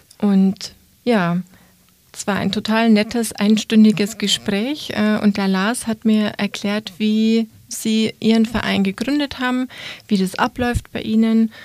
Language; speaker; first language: German; native; German